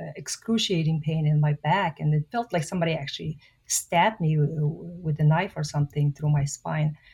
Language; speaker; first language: English; non-native, fluent; Mongolian